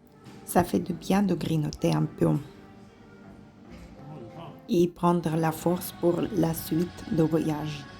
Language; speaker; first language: French; non-native, fluent; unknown